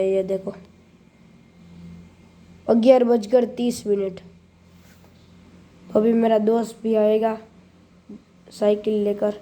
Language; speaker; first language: Hindi; non-native, local second language; Gujarati